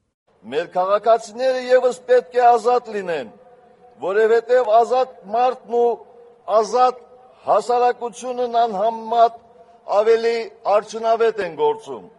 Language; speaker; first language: Armenian; native; Armenian